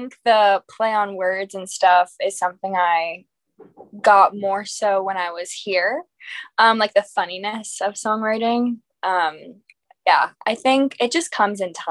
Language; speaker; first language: English; native; English